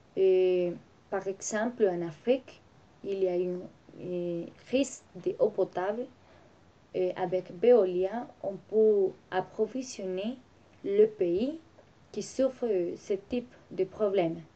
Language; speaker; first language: French; non-native, learner; Spanish